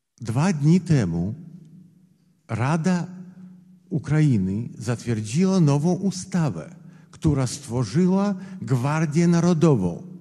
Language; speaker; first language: Polish; non-native, fluent; Russian